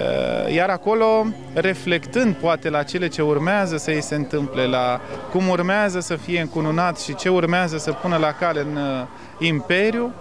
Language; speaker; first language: Romanian; native; Romanian